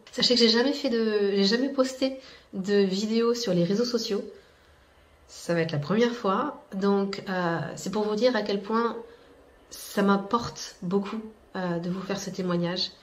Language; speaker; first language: French; native; French